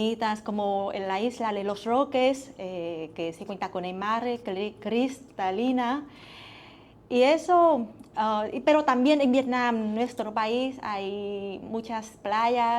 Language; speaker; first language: Spanish; non-native, learner; Vietnamese